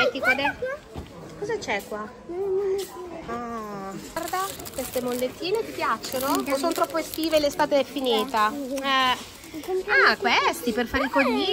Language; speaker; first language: Italian; native; Italian